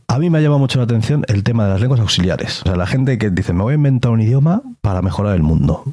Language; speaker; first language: Spanish; native; Spanish